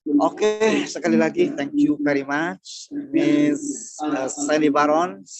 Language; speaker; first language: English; non-native, learner; Indonesian